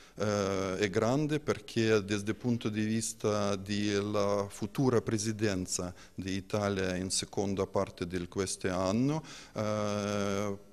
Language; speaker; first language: Italian; non-native, learner; Ukrainian